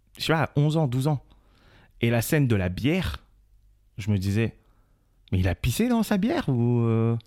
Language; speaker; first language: French; native; French